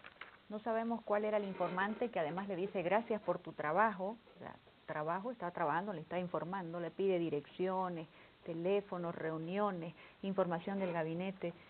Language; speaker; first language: Spanish; native; Spanish